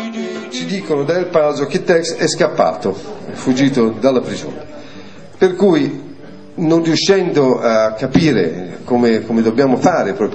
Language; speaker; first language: Italian; native; Italian